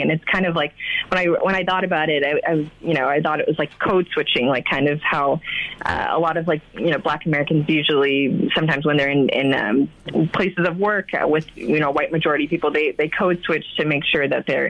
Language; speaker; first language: English; native; English